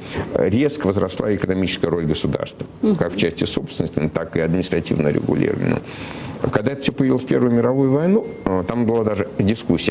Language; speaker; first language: Russian; native; Russian